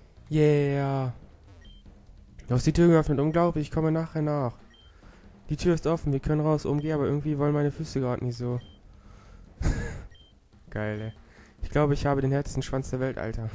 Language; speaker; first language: German; native; German